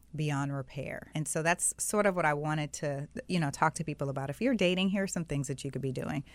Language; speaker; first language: English; native; English